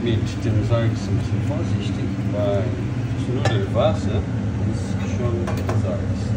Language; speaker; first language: German; non-native, fluent; Portuguese